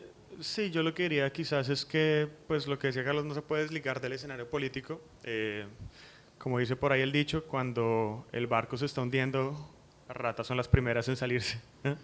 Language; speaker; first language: Spanish; native; Spanish